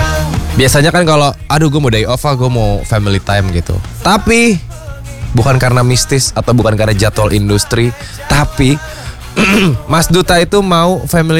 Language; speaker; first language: Indonesian; native; Indonesian